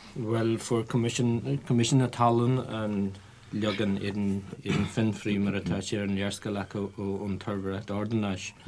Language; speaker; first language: Irish; native; Irish